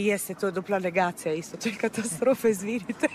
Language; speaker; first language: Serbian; non-native, fluent; Italian